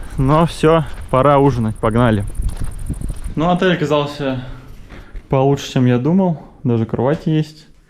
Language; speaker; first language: Russian; native; Russian